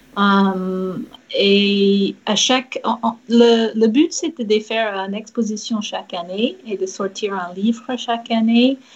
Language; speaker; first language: French; non-native, fluent; English